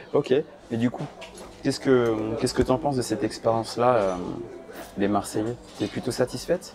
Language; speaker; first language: French; early bilingual, other home language; Lao